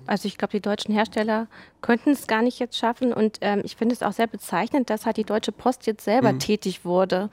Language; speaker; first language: German; native; German